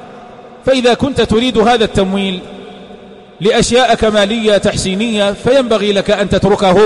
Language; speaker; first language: Arabic; native; Arabic